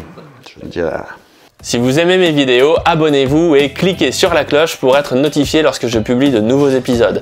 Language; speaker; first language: French; native; French